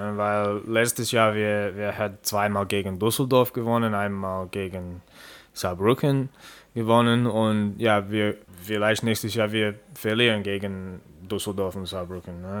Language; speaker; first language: German; non-native, learner; English